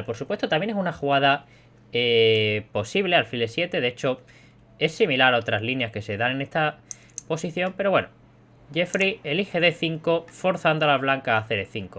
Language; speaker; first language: Spanish; native; Spanish